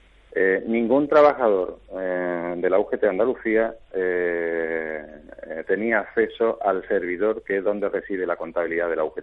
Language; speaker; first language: Spanish; native; Spanish